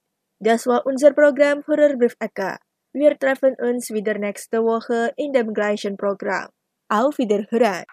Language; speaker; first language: German; non-native, fluent; Indonesian